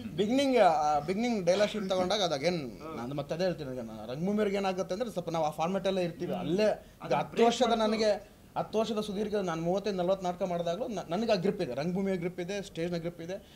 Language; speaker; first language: Kannada; native; Kannada